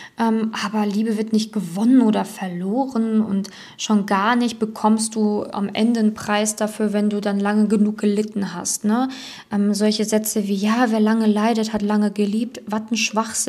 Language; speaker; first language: German; native; German